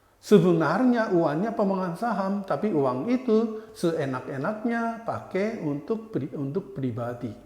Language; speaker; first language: Indonesian; non-native, fluent; Japanese